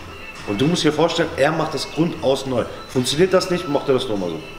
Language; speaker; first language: German; native; German